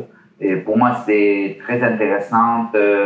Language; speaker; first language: French; non-native, learner; Italian